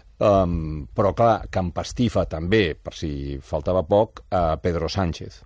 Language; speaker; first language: Catalan; native; Catalan